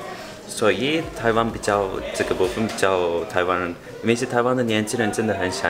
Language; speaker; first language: Chinese; non-native, learner; Turkish